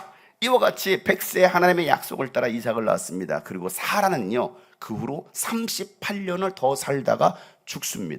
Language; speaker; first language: Korean; native; Korean